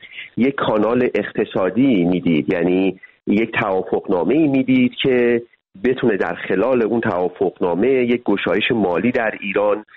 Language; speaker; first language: Persian; native; Persian